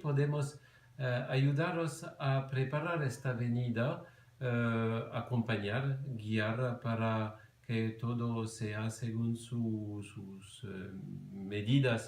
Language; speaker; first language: Spanish; non-native, fluent; French